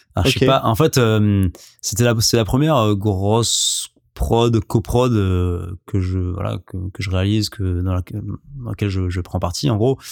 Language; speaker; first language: French; native; French